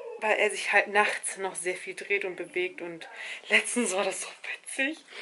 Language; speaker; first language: German; early bilingual, other home language; Turkish